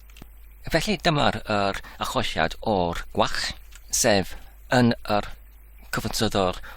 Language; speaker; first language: Welsh; non-native, learner; English